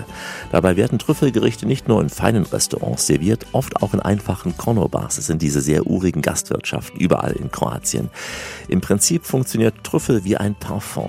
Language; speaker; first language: German; native; German